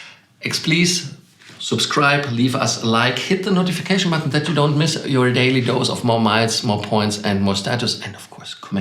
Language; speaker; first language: English; non-native, fluent; German